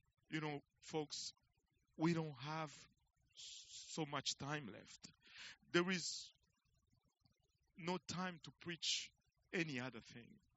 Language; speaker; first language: English; non-native, fluent; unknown